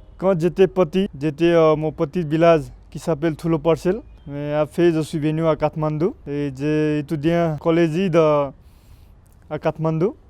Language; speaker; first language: French; non-native, learner; Nepali